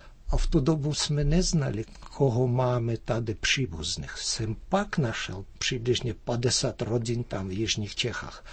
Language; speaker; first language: Czech; early bilingual, heritage; Czech